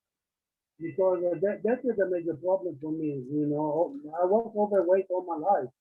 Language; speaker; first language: English; non-native, learner; Italian